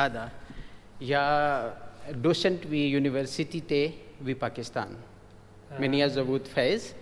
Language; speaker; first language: Russian; non-native, learner; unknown